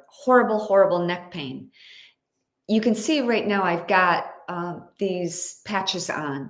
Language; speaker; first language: English; native; English